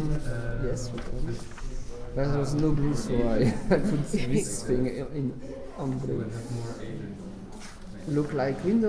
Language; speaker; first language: English; non-native, learner; French